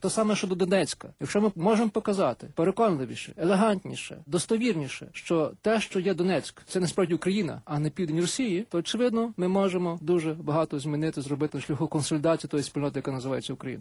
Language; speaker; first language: Ukrainian; native; Ukrainian